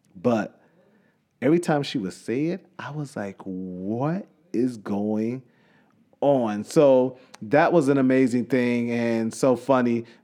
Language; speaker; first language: English; native; English